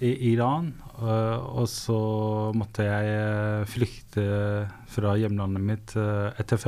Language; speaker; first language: Norwegian; non-native, fluent; Persian